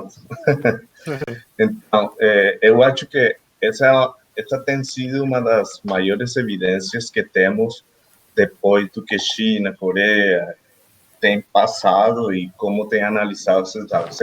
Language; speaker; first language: Portuguese; non-native, fluent; Spanish